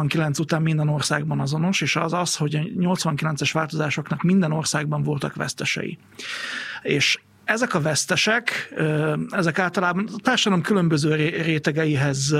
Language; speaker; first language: Hungarian; native; Hungarian